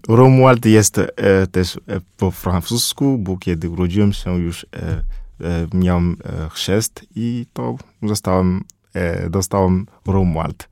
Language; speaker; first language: Polish; non-native, fluent; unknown